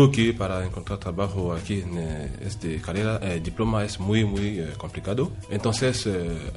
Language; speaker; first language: Spanish; non-native, learner; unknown